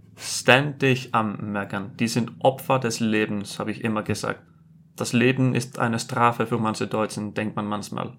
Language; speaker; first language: German; non-native, fluent; Icelandic